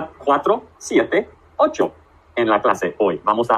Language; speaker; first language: Spanish; non-native, fluent; English